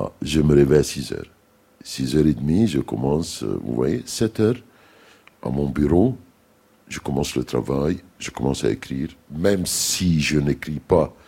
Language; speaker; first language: French; non-native, fluent; Arabic